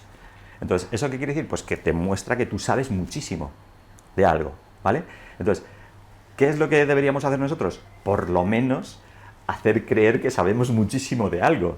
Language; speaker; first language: Spanish; native; Spanish